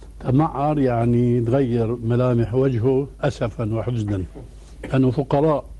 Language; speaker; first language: Arabic; early bilingual, other home language; Albanian